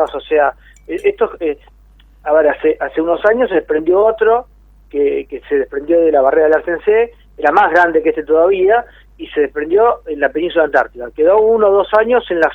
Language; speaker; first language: Spanish; native; Spanish